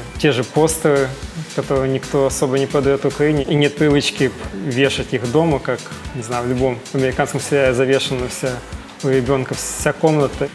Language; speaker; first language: Russian; native; Russian